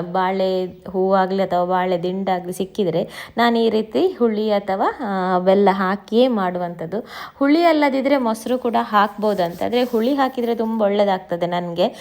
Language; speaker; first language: Kannada; native; Kannada